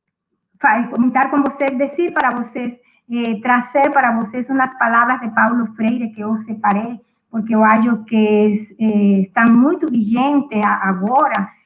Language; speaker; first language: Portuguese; non-native, fluent; Spanish